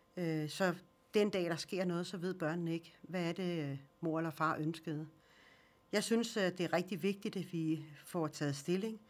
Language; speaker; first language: Danish; early bilingual, other home language; Swedish